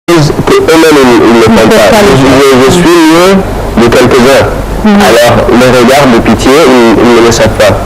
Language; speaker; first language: French; non-native, fluent; Arabic